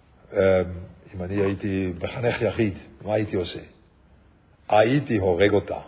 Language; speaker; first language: Hebrew; non-native, fluent; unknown